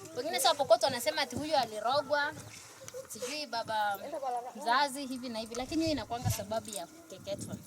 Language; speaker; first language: Swahili; non-native, local second language; Masai